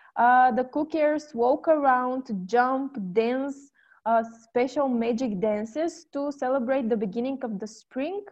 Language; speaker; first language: English; non-native, fluent; Bulgarian